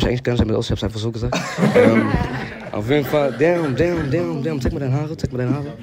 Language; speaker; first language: German; native; German